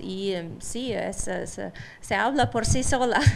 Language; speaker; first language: Spanish; non-native, fluent; Russian